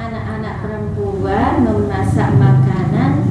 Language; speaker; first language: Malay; non-native, local second language; Javanese